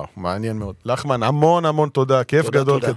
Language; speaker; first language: Hebrew; native; Hebrew